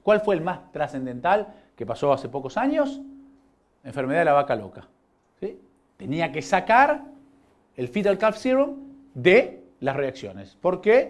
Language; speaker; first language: Spanish; native; Spanish